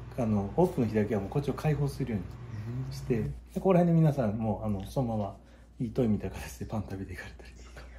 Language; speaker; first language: Japanese; native; Japanese